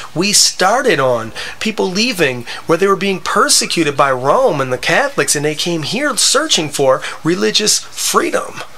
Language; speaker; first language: English; native; English